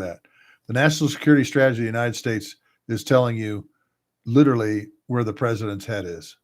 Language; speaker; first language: English; native; English